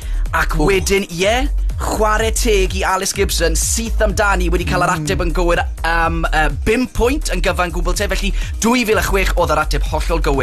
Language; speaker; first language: Welsh; native; Welsh